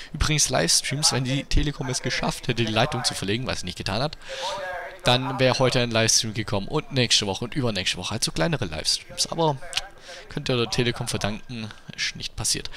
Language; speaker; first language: German; native; German